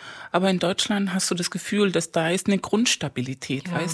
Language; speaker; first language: German; non-native, fluent; Spanish